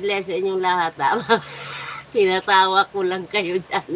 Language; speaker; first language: Filipino; native; Filipino